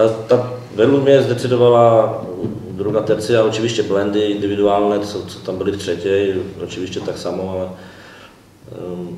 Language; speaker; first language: Polish; non-native, learner; Czech